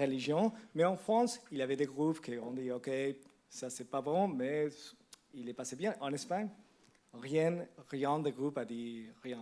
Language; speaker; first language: French; non-native, learner; Spanish